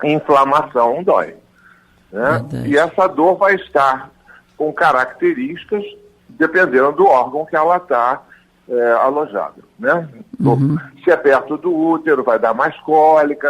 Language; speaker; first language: Portuguese; native; Portuguese